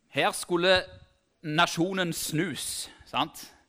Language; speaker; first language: Norwegian; native; Norwegian